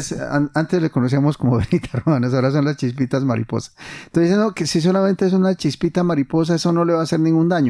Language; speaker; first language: Spanish; native; Spanish